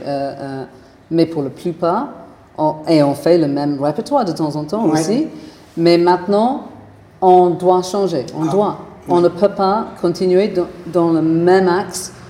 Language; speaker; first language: French; non-native, fluent; English